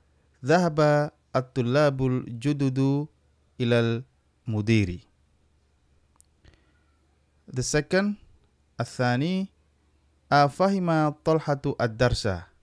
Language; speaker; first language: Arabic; non-native, fluent; Indonesian